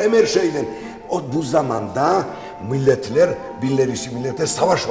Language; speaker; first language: Turkish; non-native, learner; Georgian